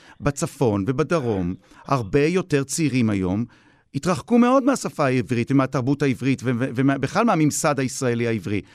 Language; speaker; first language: Hebrew; native; Hebrew